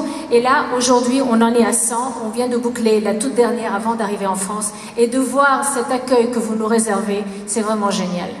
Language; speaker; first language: French; native; French